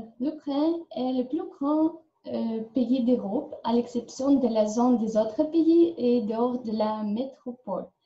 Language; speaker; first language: French; non-native, learner; Ukrainian